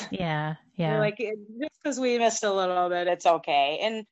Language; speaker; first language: English; native; English